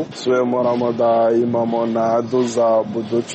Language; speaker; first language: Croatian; non-native, learner; Rundi